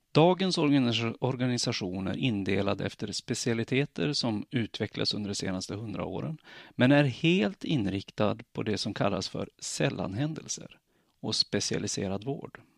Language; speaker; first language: Swedish; native; Swedish